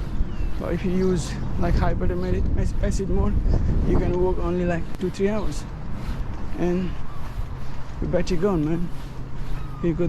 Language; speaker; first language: English; non-native, learner; Nepali